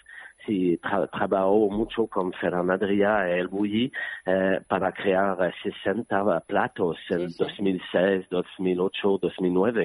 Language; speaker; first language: Spanish; non-native, learner; French